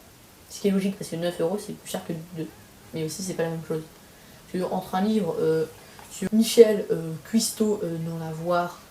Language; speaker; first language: French; native; French